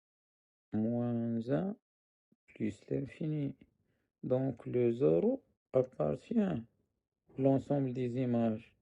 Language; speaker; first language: French; non-native, local second language; Arabic